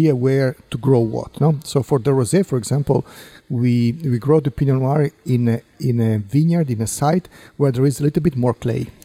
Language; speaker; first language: English; non-native, fluent; Italian